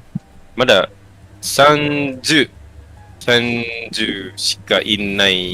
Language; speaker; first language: Japanese; non-native, learner; Malay